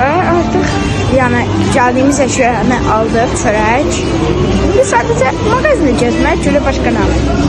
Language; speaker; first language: Turkish; non-native, learner; Azerbaijani